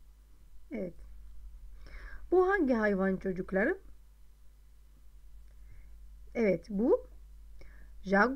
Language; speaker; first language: Turkish; non-native, fluent; Arabic